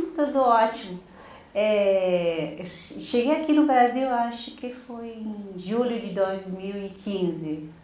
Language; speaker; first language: Portuguese; non-native, fluent; Chinese